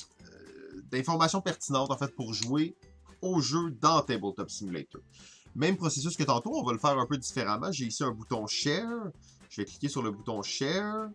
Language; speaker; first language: French; native; French